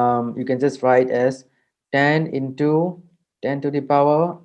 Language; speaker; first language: English; non-native, local second language; Hindi